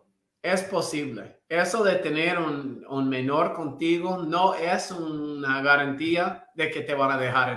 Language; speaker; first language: Spanish; non-native, fluent; English